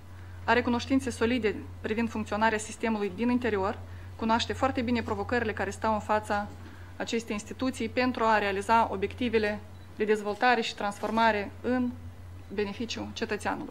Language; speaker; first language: Romanian; native; Romanian